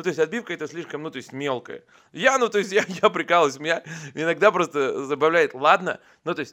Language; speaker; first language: Russian; native; Russian